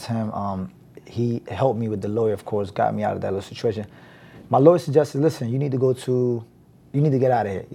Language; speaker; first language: English; native; English